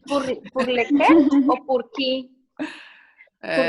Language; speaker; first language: French; non-native, learner; Spanish